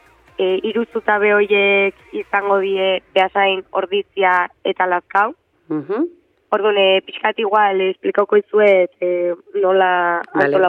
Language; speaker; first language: Basque; native; Basque